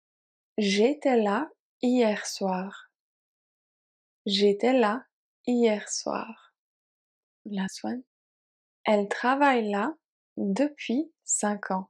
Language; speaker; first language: French; native; French